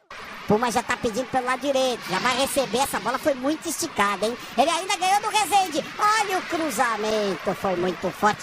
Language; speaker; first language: Portuguese; native; Portuguese